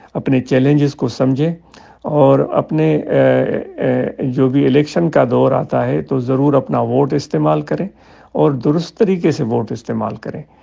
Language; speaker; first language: Urdu; non-native, local second language; Sindhi